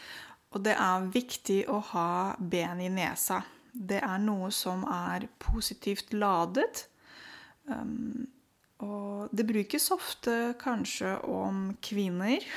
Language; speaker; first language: Norwegian; non-native, fluent; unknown